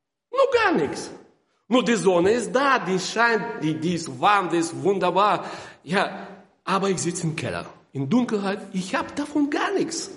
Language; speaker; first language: German; non-native, fluent; Russian